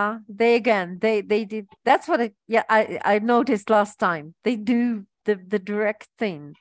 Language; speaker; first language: English; non-native, fluent; Ukrainian